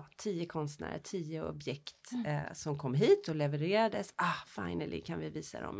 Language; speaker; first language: Swedish; early bilingual, heritage; Swedish